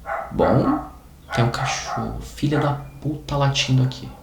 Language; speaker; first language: Portuguese; native; Portuguese